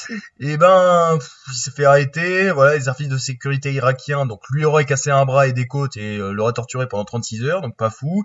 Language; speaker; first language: French; native; French